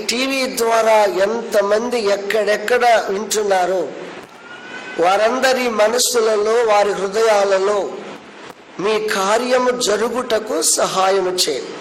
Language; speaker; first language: Telugu; native; Telugu